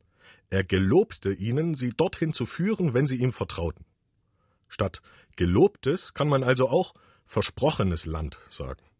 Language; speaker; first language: German; native; German